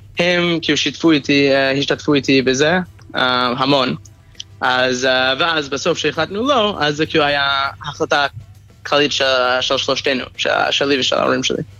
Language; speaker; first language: Hebrew; non-native, fluent; English